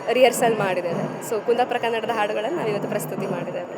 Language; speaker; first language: Kannada; native; Kannada